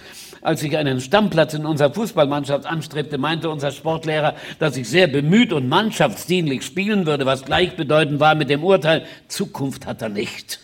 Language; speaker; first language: German; native; German